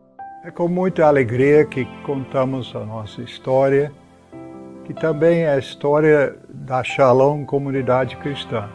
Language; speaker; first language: Portuguese; non-native, fluent; English